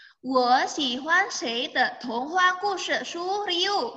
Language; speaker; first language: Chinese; non-native, fluent; Indonesian